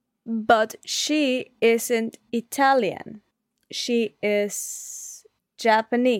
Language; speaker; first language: English; non-native, learner; Spanish